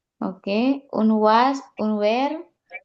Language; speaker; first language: German; non-native, learner; Indonesian